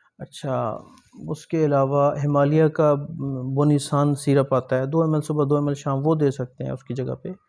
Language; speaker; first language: Urdu; non-native, local second language; Punjabi